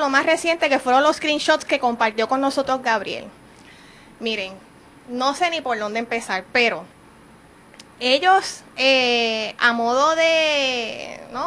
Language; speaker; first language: Spanish; native; Spanish